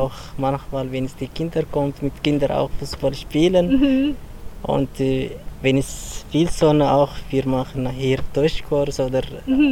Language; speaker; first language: German; non-native, learner; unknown